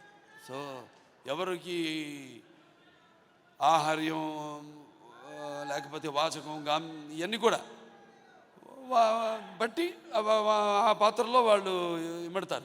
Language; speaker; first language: Telugu; native; Telugu